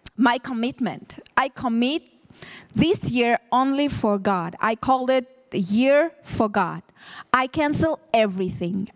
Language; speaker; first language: English; non-native, fluent; Ukrainian